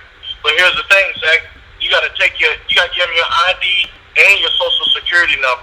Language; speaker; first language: English; native; English